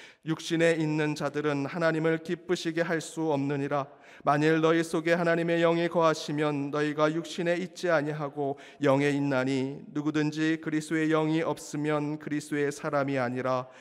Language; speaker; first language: Korean; native; Korean